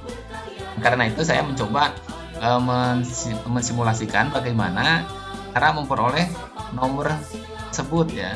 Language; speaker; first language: Indonesian; native; Indonesian